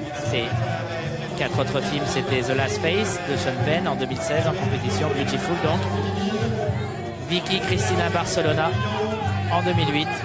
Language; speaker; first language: French; native; French